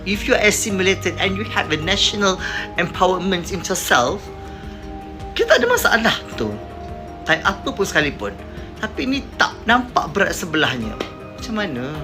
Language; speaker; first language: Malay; native; Malay